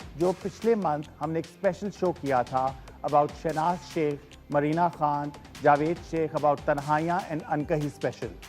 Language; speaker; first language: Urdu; native; Urdu